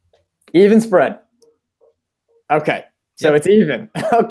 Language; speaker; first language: English; native; English